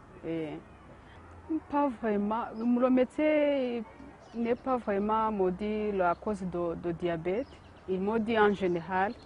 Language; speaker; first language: French; non-native, learner; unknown